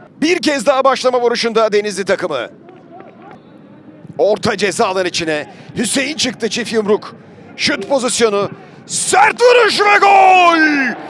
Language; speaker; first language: Turkish; native; Turkish